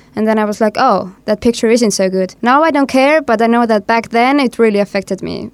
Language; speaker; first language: English; non-native, fluent; Estonian